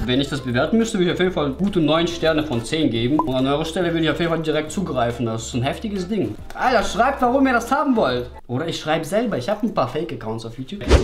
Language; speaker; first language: German; early bilingual, other home language; Russian